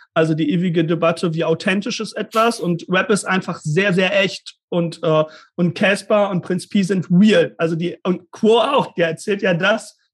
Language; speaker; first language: German; native; German